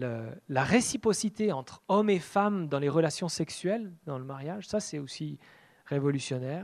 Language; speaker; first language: French; native; French